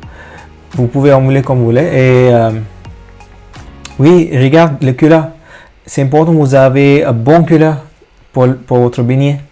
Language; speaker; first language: French; non-native, fluent; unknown